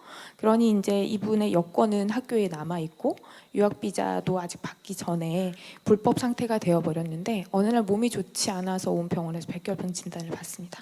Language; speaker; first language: Korean; native; Korean